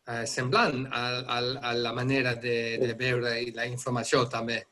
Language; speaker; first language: Catalan; non-native, fluent; Dutch